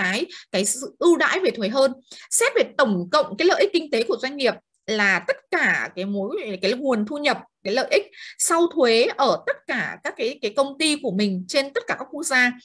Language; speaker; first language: Vietnamese; native; Vietnamese